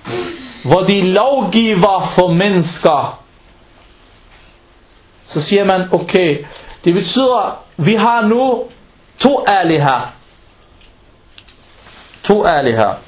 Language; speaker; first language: Danish; non-native, local second language; Arabic